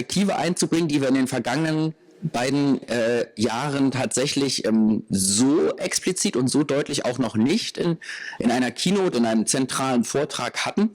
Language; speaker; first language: German; native; German